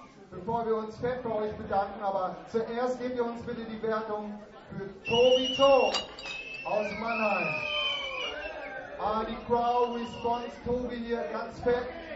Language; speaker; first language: German; native; German